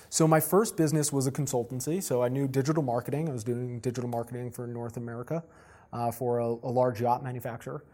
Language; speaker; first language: English; native; English